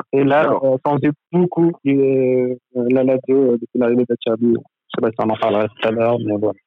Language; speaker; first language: French; non-native, local second language; Arabic